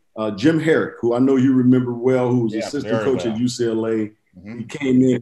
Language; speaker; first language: English; native; English